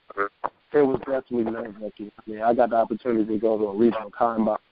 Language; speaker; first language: English; native; English